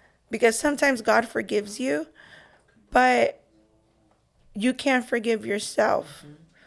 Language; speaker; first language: English; early bilingual, other home language; Spanish